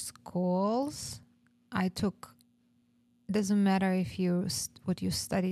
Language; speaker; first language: English; non-native, fluent; Russian